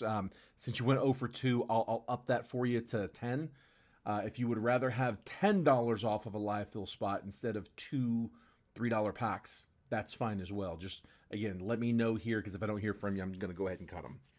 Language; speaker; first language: English; native; English